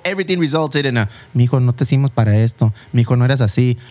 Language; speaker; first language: Spanish; early bilingual, heritage; Spanish